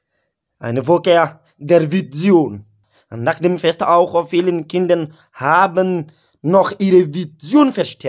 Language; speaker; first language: German; non-native, learner; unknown